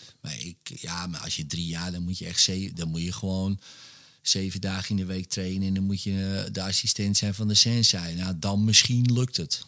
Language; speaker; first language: Dutch; native; Dutch